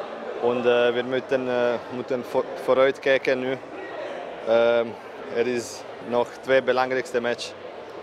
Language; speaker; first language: Dutch; non-native, fluent; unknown